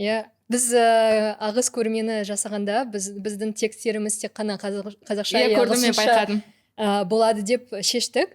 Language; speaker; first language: Kazakh; non-native, local second language; Russian